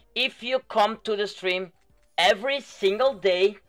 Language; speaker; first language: English; non-native, fluent; Dutch